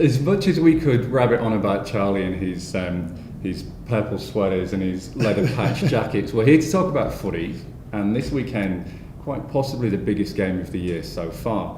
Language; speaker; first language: English; native; English